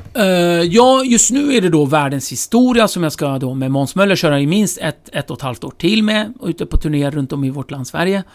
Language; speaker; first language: Swedish; early bilingual, other home language; Kurdish